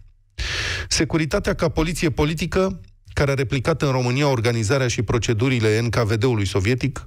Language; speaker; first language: Romanian; native; Romanian